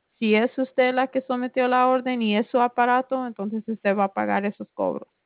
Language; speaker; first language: Spanish; early bilingual, heritage; Spanish